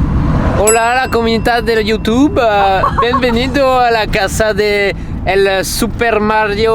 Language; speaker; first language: Spanish; non-native, learner; French